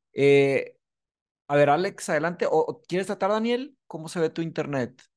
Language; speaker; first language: Spanish; native; Spanish